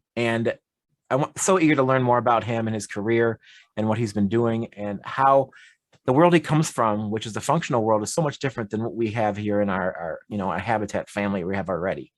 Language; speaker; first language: English; native; English